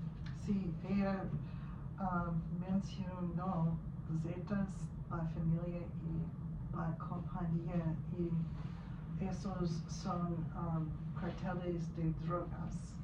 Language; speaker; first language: Spanish; non-native, learner; English